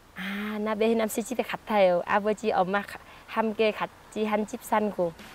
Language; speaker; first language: Korean; non-native, learner; Vietnamese